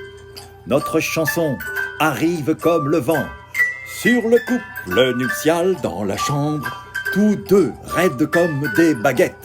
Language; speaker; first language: French; native; French